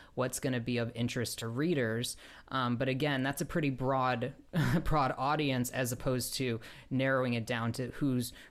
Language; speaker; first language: English; native; English